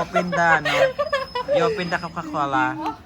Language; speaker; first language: English; non-native, local second language; Hiligaynon